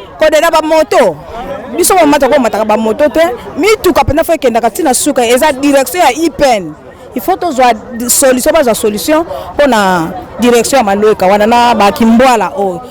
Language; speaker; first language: Lingala; native; Lingala